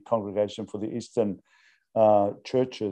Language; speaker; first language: English; native; English